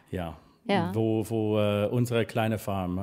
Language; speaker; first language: German; non-native, learner; English